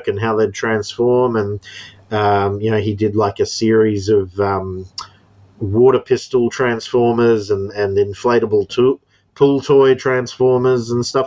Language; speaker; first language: English; native; English